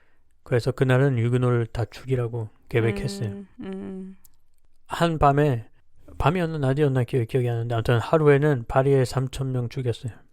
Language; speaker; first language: Korean; non-native, learner; French